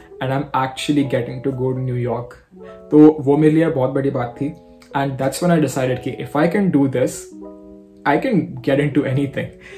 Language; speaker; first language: English; non-native, local second language; Hindi